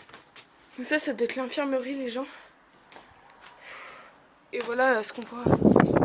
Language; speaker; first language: French; native; French